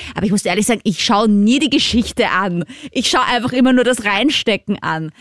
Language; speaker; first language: German; non-native, fluent; Spanish